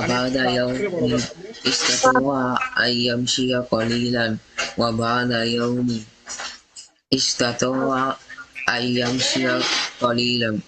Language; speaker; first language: Arabic; non-native, learner; Bangla